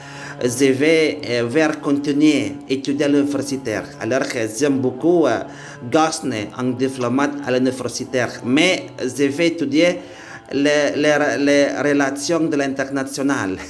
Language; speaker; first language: French; non-native, learner; Indonesian